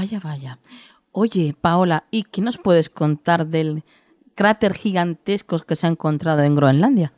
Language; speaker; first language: Spanish; native; Spanish